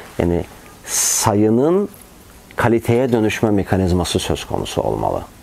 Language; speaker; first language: Turkish; non-native, fluent; Azerbaijani